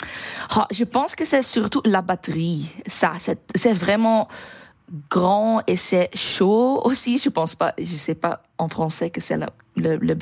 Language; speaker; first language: French; non-native, learner; Dutch